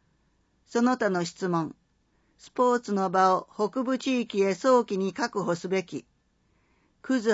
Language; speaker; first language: Japanese; native; Japanese